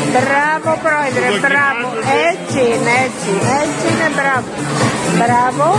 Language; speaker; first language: Greek; native; Greek